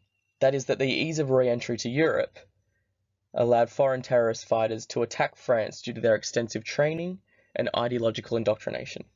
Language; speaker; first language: English; native; English